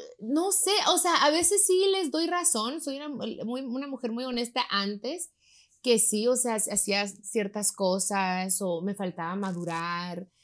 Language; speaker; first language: Spanish; early bilingual, heritage; Spanish